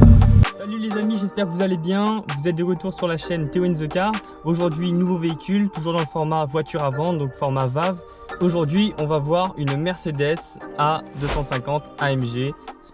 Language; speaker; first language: French; native; French